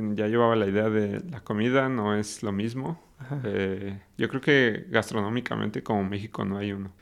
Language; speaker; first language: Spanish; native; Spanish